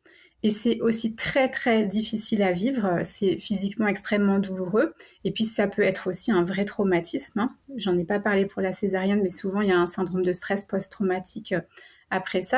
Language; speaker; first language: French; native; French